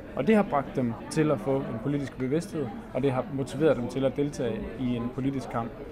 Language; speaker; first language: Danish; native; Danish